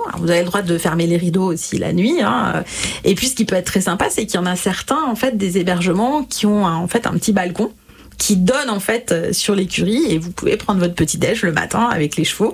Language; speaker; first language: French; native; French